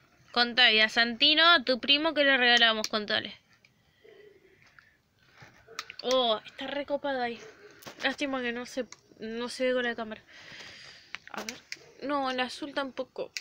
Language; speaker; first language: Spanish; native; Spanish